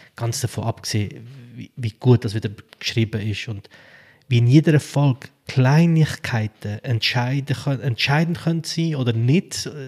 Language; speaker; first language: German; early bilingual, other home language; Albanian